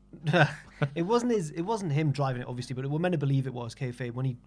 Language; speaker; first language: English; native; English